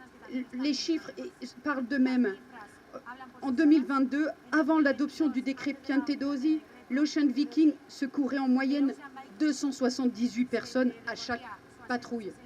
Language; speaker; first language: French; native; French